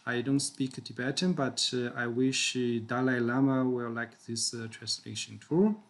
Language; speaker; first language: English; non-native, fluent; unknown